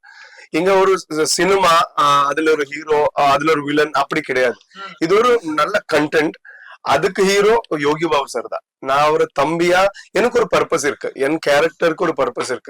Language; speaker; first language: Tamil; non-native, learner; Tulu